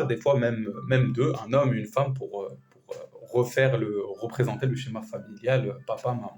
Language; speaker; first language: French; native; French